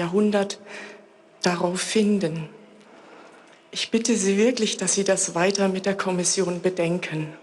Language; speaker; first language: German; non-native, fluent; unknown